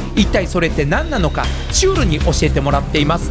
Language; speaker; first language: Japanese; native; Japanese